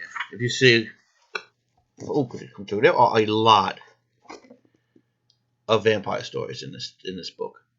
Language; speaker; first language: English; native; English